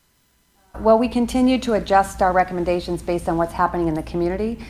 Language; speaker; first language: English; native; English